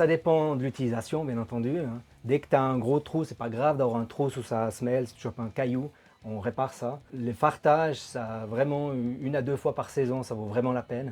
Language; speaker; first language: French; native; French